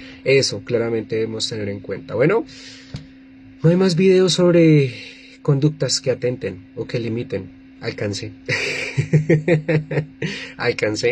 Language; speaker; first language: Spanish; native; Spanish